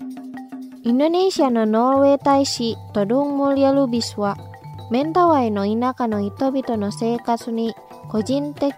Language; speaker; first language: Japanese; non-native, fluent; Indonesian